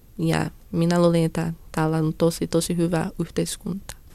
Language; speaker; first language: Finnish; non-native, learner; Portuguese